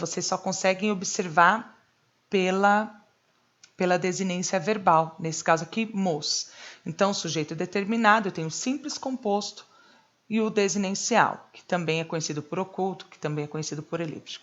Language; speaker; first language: Portuguese; native; Portuguese